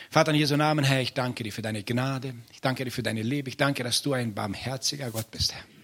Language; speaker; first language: German; non-native, fluent; Portuguese